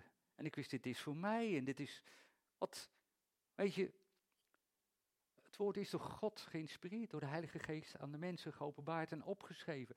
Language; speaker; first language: Dutch; native; Dutch